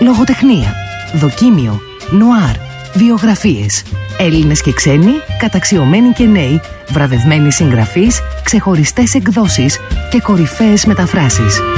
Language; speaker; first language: Greek; native; Greek